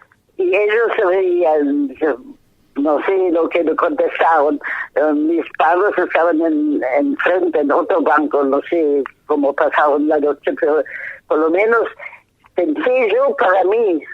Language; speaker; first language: Spanish; non-native, fluent; German